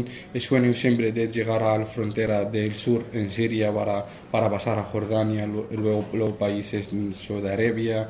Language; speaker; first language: Spanish; non-native, fluent; Arabic